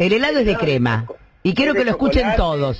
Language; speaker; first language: Spanish; native; Spanish